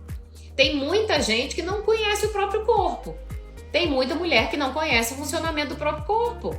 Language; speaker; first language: Portuguese; native; Portuguese